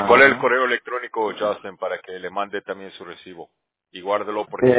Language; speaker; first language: Spanish; native; Spanish